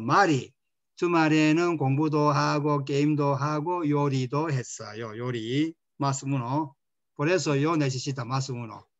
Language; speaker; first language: Korean; non-native, fluent; Spanish